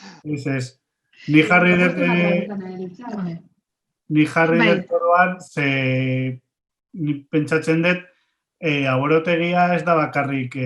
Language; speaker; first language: Basque; non-native, local second language; Spanish